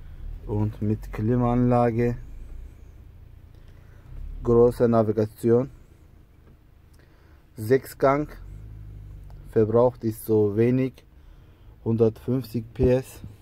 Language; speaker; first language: German; non-native, learner; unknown